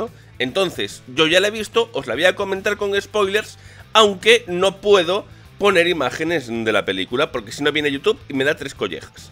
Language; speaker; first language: Spanish; native; Spanish